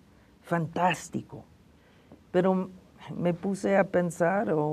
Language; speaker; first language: Spanish; non-native, fluent; English